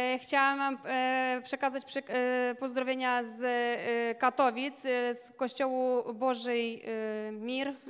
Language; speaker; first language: Polish; non-native, learner; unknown